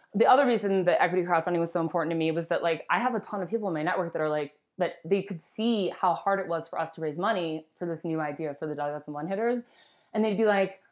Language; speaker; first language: English; native; English